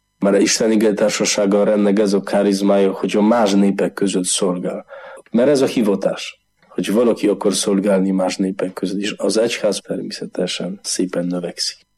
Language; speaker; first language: Hungarian; non-native, learner; Polish